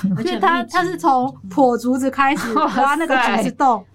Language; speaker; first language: Chinese; native; Chinese